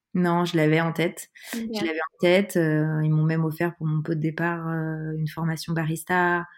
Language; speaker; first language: French; native; French